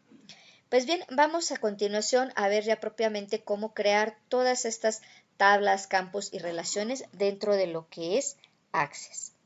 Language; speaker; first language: Spanish; native; Spanish